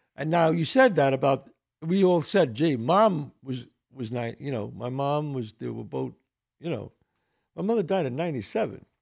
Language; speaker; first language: English; early bilingual, other home language; Italian